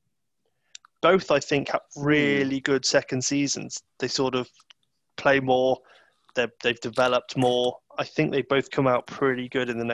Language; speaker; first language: English; native; English